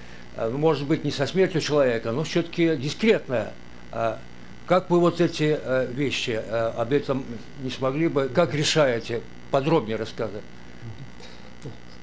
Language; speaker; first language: Russian; native; Russian